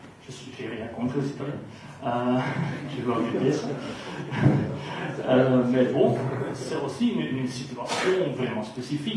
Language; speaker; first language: French; non-native, local second language; Dutch